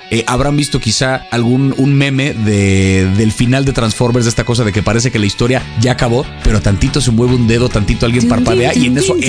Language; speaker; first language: Spanish; native; Spanish